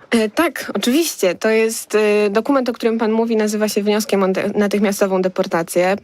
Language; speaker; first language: Polish; native; Polish